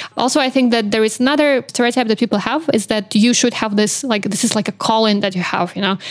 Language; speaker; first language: English; non-native, fluent; Belarusian